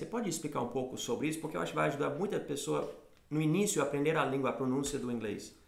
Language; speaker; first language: Portuguese; non-native, fluent; English